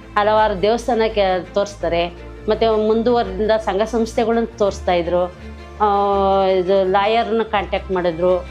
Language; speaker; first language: Kannada; native; Kannada